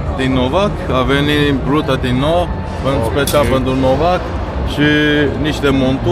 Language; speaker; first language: Romanian; non-native, learner; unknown